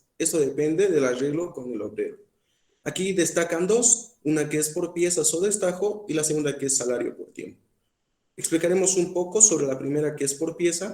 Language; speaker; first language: Spanish; native; Spanish